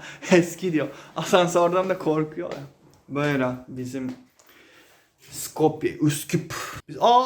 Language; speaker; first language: Turkish; non-native, fluent; Japanese